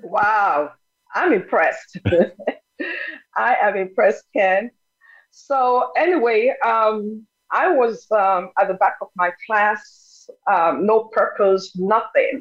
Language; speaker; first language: English; non-native, local second language; Yoruba